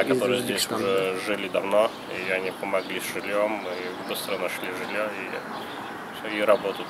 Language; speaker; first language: Russian; non-native, local second language; Uzbek